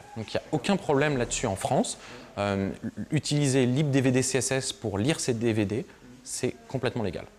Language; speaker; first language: French; native; French